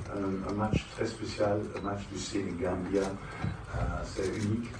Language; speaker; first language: French; non-native, fluent; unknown